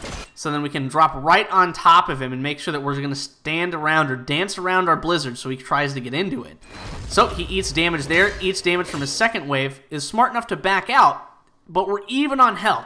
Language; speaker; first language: English; native; English